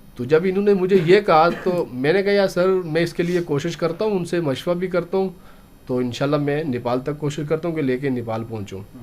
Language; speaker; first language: Urdu; native; Urdu